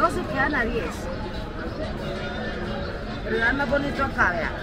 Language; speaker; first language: Spanish; native; Spanish